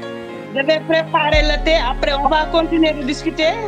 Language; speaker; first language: French; non-native, local second language; Wolof